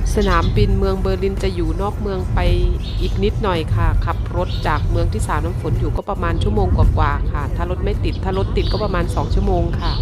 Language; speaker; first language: Thai; non-native, local second language; Lao